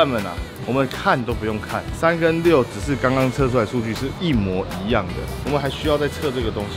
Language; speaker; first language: Chinese; native; Chinese